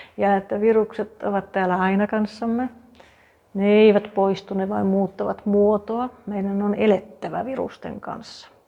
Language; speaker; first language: Finnish; native; Finnish